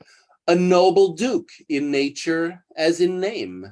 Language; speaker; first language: English; native; English